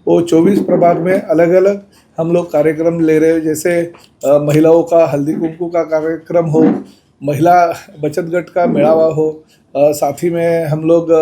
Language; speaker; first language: Hindi; non-native, local second language; Marathi